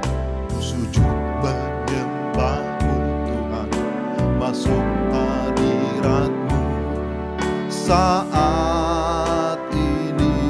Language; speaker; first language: Indonesian; native; Indonesian